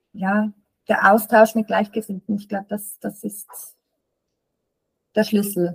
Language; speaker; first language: German; native; German